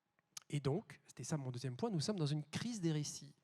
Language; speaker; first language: French; native; French